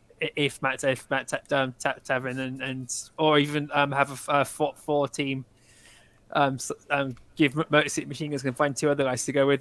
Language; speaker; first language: English; native; English